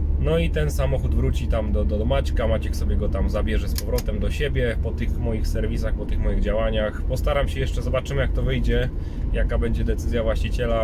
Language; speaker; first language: Polish; native; Polish